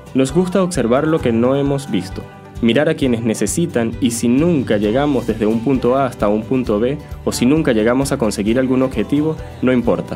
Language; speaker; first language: Spanish; native; Spanish